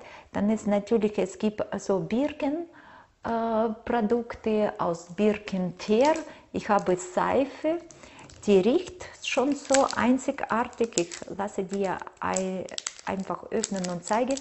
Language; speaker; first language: German; non-native, fluent; Russian